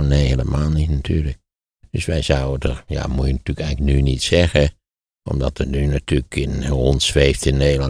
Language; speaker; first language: Dutch; native; Dutch